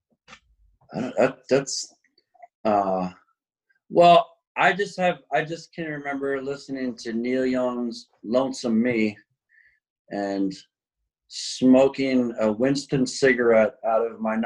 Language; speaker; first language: English; native; English